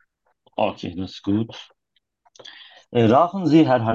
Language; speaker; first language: German; non-native, learner; Turkish